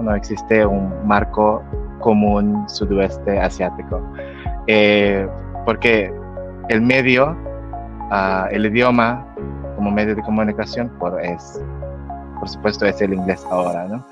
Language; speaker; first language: Spanish; non-native, fluent; Filipino